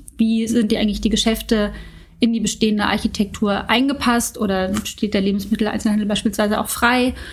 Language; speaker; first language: German; native; German